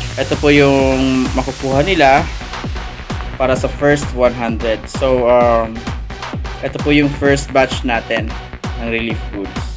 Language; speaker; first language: Filipino; non-native, local second language; Bikol